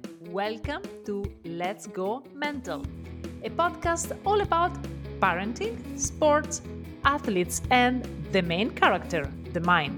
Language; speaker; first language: English; non-native, fluent; Italian